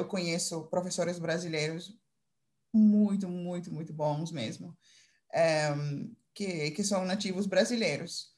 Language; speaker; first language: Portuguese; non-native, fluent; Dutch